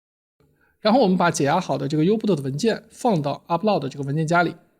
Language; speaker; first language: Chinese; native; Chinese